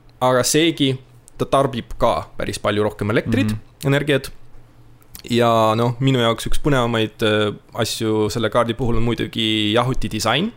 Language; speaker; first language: Estonian; non-native, local second language; Russian